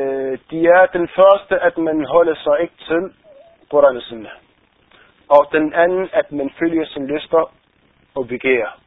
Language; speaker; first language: Danish; non-native, fluent; Arabic